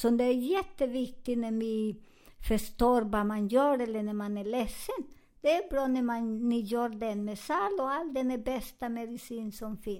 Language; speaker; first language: Swedish; non-native, learner; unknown